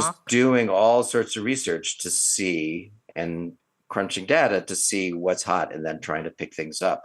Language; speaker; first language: English; native; English